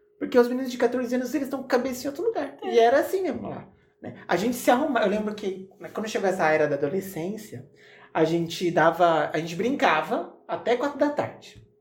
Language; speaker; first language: Portuguese; native; Portuguese